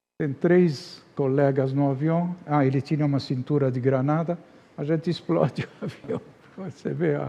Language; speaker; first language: Portuguese; non-native, fluent; Arabic